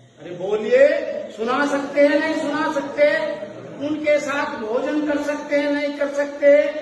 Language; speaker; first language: Hindi; native; Hindi